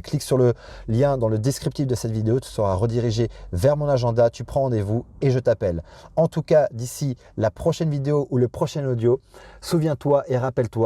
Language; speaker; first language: French; native; French